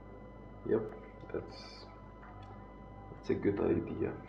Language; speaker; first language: English; non-native, fluent; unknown